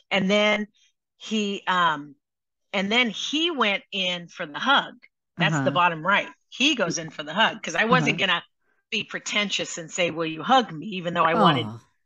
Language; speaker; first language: English; native; English